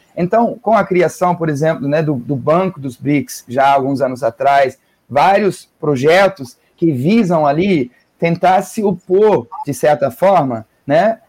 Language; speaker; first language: Portuguese; non-native, fluent; German